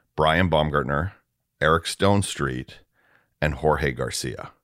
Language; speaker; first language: English; native; English